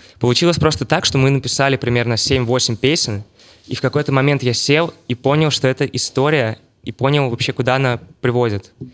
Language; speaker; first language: Russian; native; Russian